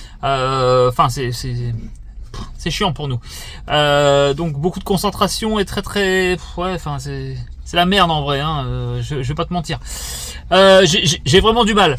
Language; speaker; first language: French; native; French